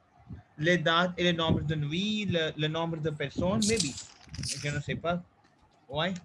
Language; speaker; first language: French; non-native, fluent; Hindi